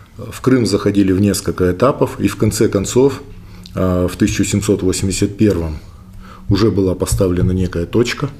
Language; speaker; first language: Russian; native; Russian